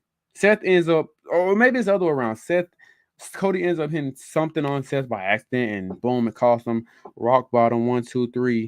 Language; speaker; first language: English; native; English